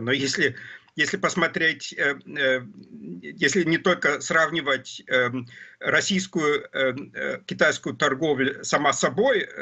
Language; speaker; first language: Russian; non-native, fluent; German